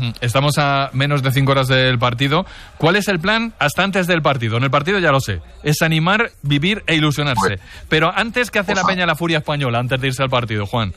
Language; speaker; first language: Spanish; native; Spanish